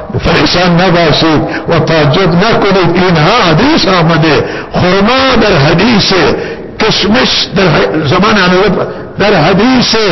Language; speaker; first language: Persian; non-native, local second language; Baluchi